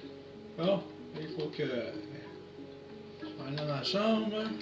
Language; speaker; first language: French; native; French